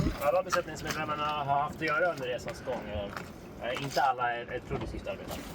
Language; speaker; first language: Swedish; native; Swedish